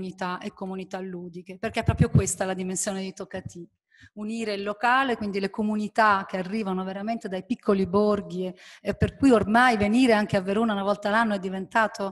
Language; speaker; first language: Italian; native; Italian